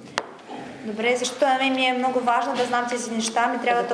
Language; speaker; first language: Bulgarian; non-native, fluent; Russian